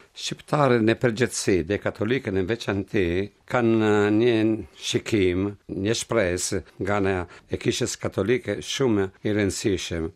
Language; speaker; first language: Albanian; non-native, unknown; Italian